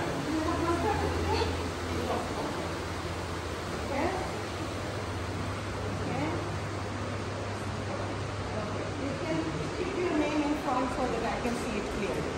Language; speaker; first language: English; non-native, local second language; Bangla